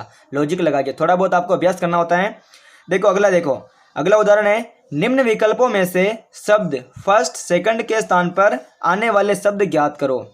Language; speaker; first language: Hindi; native; Hindi